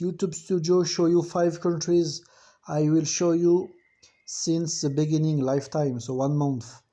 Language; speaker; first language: English; non-native, fluent; French